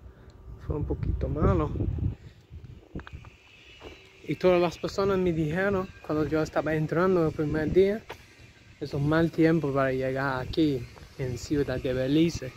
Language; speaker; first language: Spanish; non-native, learner; English